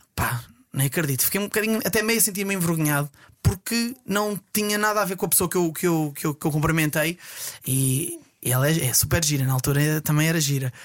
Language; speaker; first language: Portuguese; native; Portuguese